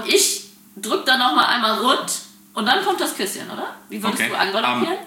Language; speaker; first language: German; native; German